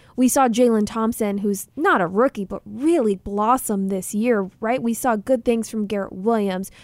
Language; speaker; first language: English; native; English